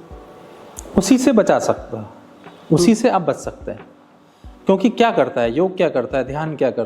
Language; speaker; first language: Hindi; native; Hindi